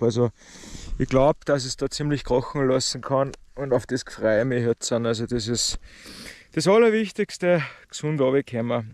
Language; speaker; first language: German; native; German